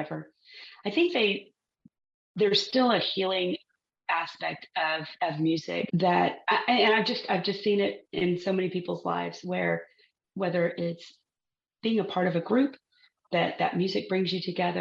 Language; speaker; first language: English; native; English